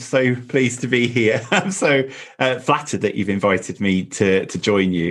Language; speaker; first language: English; native; English